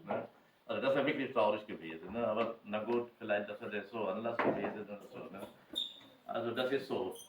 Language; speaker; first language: German; non-native, learner; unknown